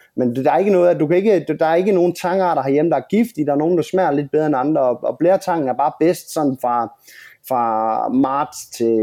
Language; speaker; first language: Danish; native; Danish